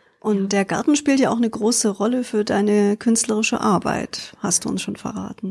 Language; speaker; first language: German; native; German